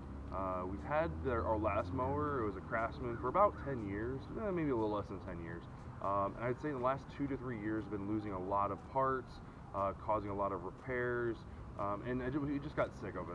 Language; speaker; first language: English; native; English